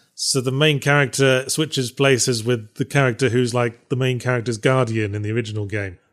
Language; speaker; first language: English; native; English